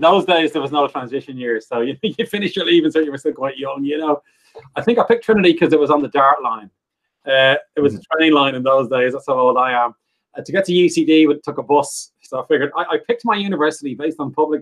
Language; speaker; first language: English; native; English